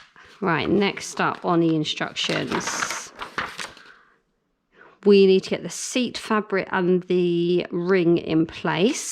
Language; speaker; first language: English; native; English